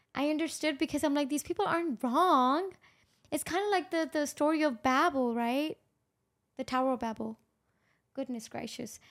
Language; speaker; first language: English; non-native, local second language; Urdu